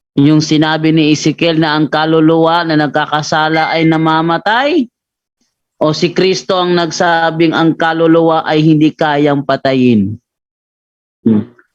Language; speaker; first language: Filipino; non-native, local second language; Cebuano